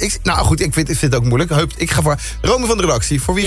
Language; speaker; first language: Dutch; native; Dutch